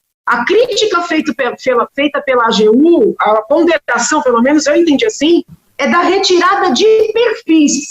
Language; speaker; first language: Portuguese; native; Portuguese